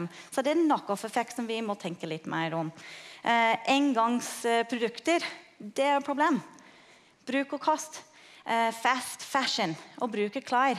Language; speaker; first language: Norwegian; non-native, fluent; English